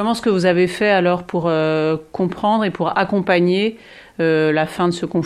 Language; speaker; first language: French; native; French